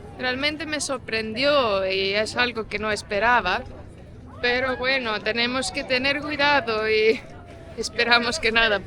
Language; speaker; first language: Spanish; non-native, fluent; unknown